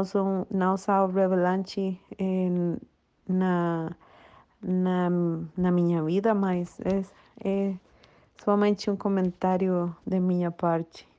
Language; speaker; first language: Portuguese; non-native, learner; Spanish